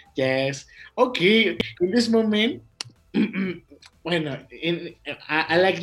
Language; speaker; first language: English; non-native, learner; Spanish